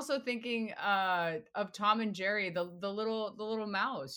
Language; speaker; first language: English; early bilingual, other home language; Spanish